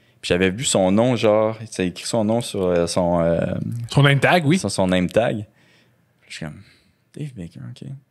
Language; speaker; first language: French; native; French